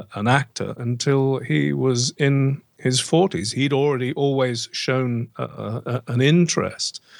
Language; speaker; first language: English; native; English